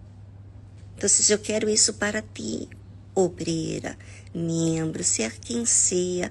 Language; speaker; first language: Portuguese; non-native, learner; Spanish